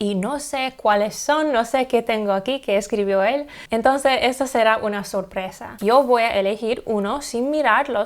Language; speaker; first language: Spanish; non-native, fluent; English